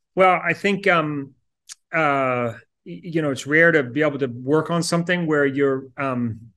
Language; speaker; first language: English; native; English